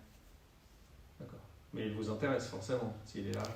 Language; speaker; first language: French; native; French